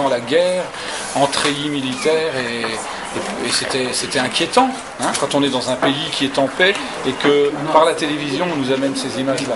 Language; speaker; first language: French; native; French